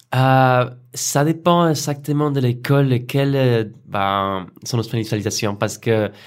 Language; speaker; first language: French; non-native, fluent; Spanish